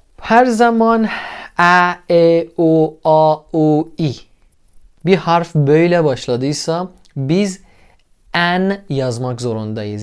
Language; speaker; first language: Turkish; non-native, fluent; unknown